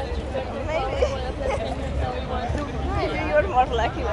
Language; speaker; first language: English; non-native, learner; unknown